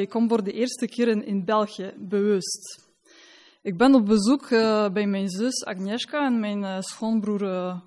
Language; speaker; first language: Dutch; non-native, fluent; Polish